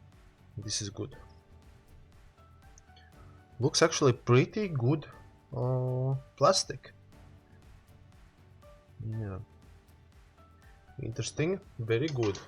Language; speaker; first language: English; non-native, learner; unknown